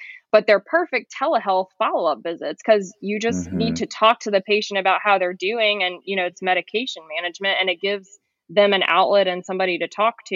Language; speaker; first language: English; native; English